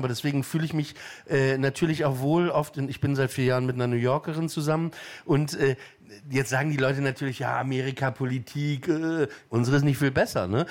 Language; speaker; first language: German; native; German